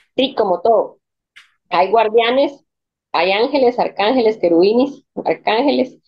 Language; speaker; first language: Spanish; native; Spanish